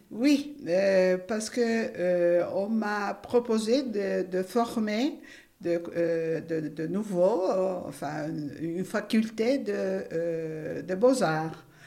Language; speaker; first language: French; non-native, fluent; Turkish